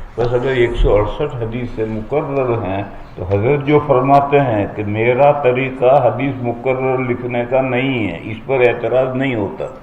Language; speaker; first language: Urdu; non-native, local second language; Gujarati